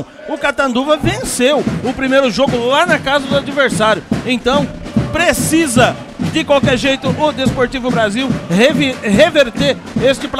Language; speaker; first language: Portuguese; native; Portuguese